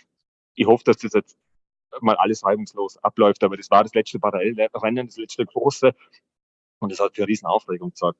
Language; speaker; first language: German; native; German